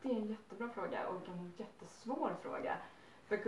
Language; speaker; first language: Swedish; native; Swedish